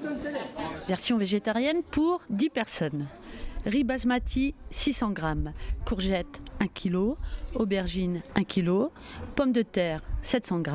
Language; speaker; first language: French; native; French